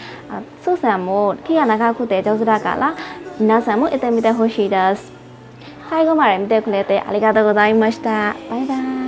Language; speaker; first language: Japanese; non-native, learner; Burmese